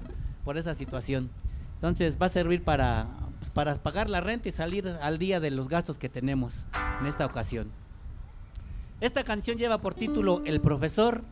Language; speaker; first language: Spanish; native; Spanish